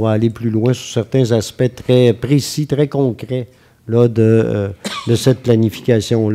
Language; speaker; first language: French; native; French